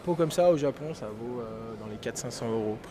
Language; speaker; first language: French; native; French